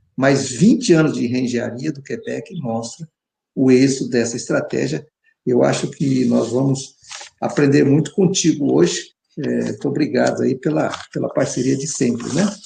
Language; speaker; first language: Portuguese; native; Portuguese